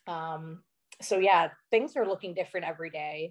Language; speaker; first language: English; native; English